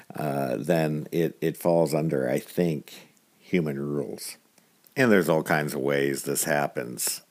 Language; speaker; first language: English; native; English